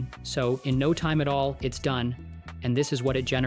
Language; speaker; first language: English; native; English